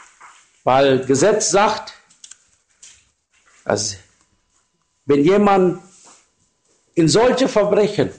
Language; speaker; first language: German; non-native, learner; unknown